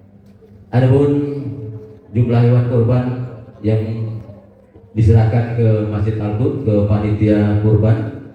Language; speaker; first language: Indonesian; native; Indonesian